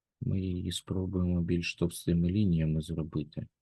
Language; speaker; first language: Ukrainian; native; Ukrainian